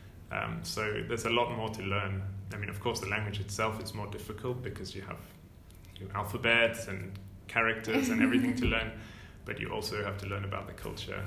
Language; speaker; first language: English; native; English